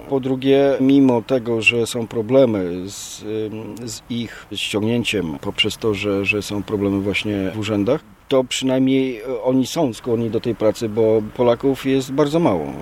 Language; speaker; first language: Polish; native; Polish